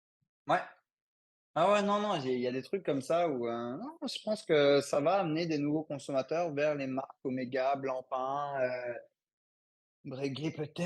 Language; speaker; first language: French; native; French